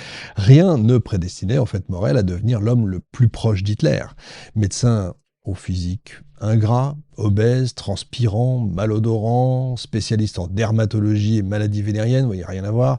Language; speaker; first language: French; native; French